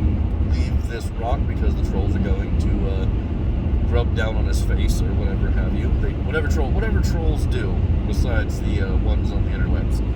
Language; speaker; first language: English; native; English